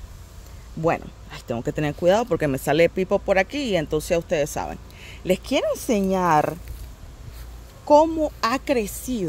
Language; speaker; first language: Spanish; native; Spanish